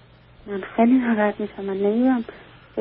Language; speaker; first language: Persian; early bilingual, heritage; Persian